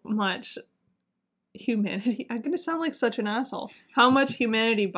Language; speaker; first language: English; native; English